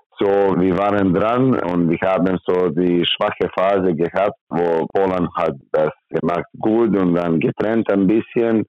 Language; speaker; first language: German; non-native, learner; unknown